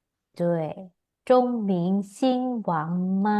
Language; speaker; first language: Chinese; non-native, fluent; Indonesian